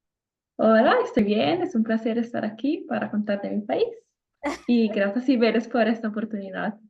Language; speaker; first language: Spanish; non-native, fluent; Italian